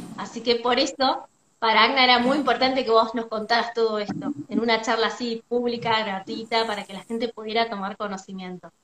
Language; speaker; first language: Spanish; native; Spanish